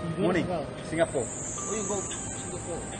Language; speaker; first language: English; non-native, learner; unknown